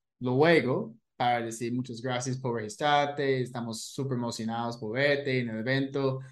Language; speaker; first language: Spanish; non-native, fluent; English